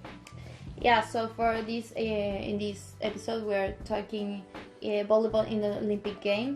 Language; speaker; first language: English; non-native, local second language; Spanish